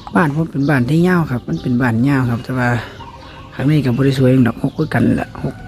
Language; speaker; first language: Thai; non-native, local second language; Northeastern Thai